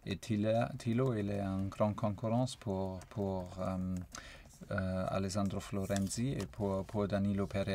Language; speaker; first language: French; non-native, fluent; German